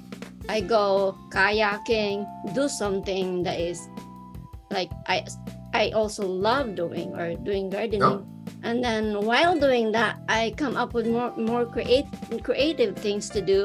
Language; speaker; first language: English; non-native, local second language; Filipino